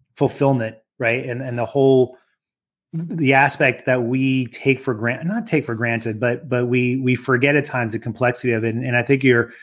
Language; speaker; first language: English; early bilingual, other home language; French